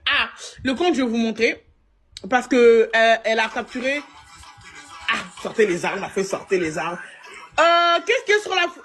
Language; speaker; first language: French; early bilingual, other home language; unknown